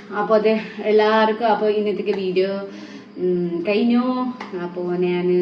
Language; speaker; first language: Malayalam; non-native, learner; Nepali